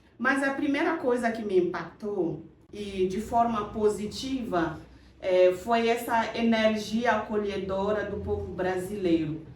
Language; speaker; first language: Portuguese; non-native, fluent; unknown